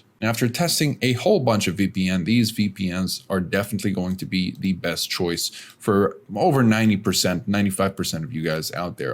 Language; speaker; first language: English; native; English